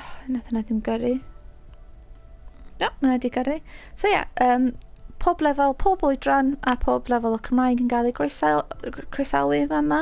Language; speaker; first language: Welsh; native; Welsh